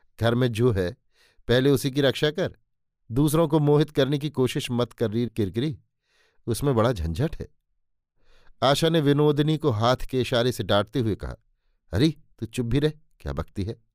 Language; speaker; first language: Hindi; native; Hindi